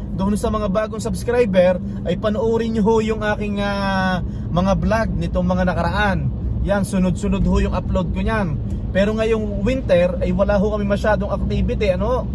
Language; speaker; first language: Filipino; native; Filipino